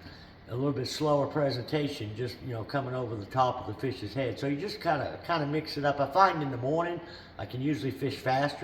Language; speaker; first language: English; native; English